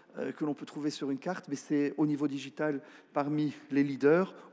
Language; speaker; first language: French; non-native, local second language; Luxembourgish